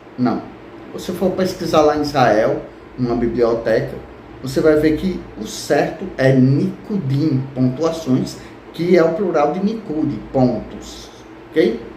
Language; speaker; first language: Portuguese; native; Portuguese